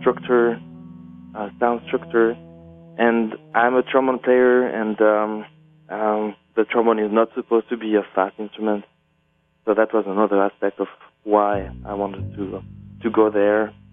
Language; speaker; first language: English; non-native, fluent; French